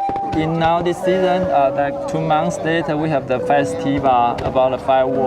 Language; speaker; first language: English; non-native, learner; Chinese